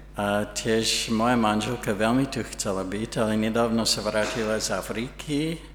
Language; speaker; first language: Slovak; non-native, fluent; English